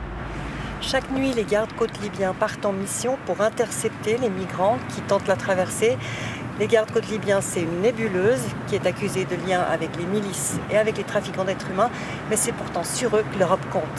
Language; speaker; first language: French; native; French